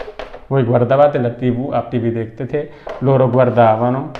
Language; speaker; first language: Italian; non-native, fluent; Urdu